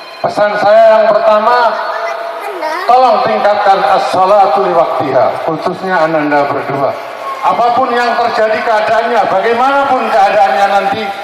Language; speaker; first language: Indonesian; non-native, local second language; Javanese